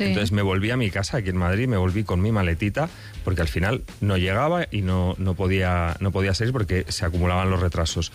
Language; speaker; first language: Spanish; native; Spanish